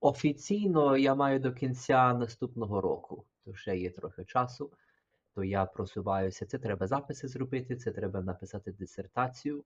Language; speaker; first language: Ukrainian; early bilingual, heritage; Ukrainian